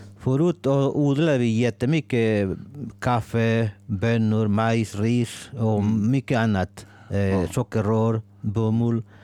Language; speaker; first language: Swedish; non-native, fluent; Spanish